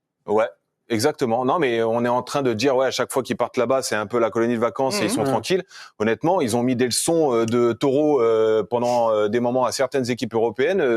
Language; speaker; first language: French; native; French